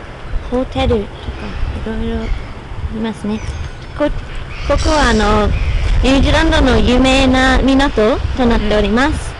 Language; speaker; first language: Japanese; non-native, fluent; English